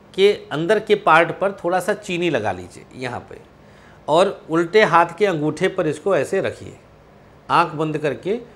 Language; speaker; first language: Hindi; non-native, local second language; Awadhi